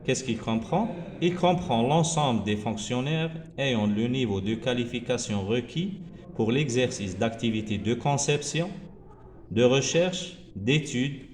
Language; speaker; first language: French; non-native, local second language; Arabic